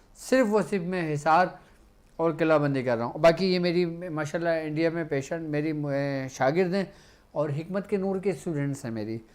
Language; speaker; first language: Urdu; native; Urdu